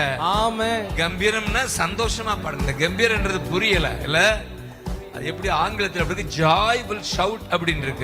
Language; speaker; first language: Tamil; native; Tamil